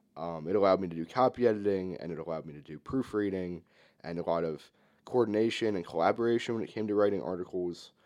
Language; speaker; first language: English; native; English